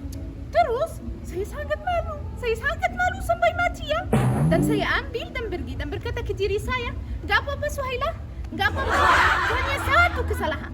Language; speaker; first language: Indonesian; non-native, learner; Arabic